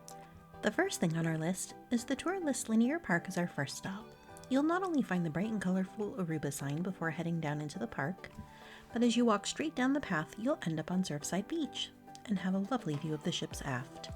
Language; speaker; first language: English; native; English